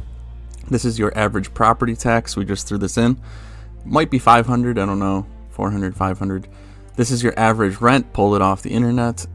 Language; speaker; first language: English; native; English